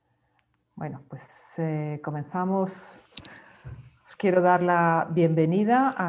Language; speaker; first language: Spanish; native; Spanish